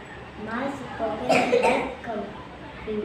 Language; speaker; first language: English; non-native, learner; Hindi